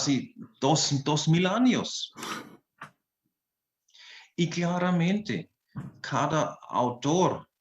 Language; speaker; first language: Spanish; non-native, fluent; German